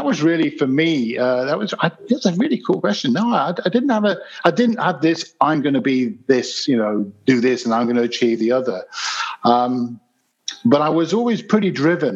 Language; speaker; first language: English; native; English